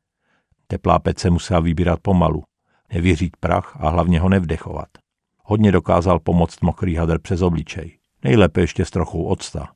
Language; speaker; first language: Czech; native; Czech